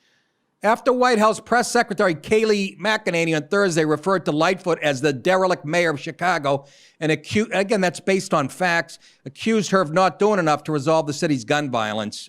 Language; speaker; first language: English; native; English